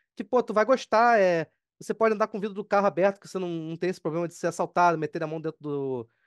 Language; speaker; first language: Portuguese; native; Portuguese